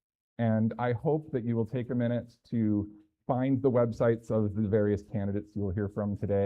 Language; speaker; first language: English; native; English